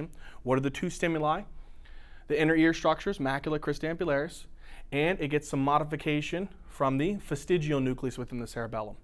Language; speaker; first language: English; native; English